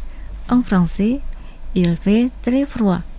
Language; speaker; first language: French; non-native, fluent; Indonesian